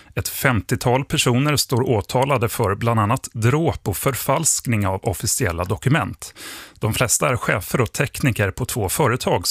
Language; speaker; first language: Swedish; native; Swedish